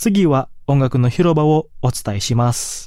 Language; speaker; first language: Japanese; non-native, fluent; Indonesian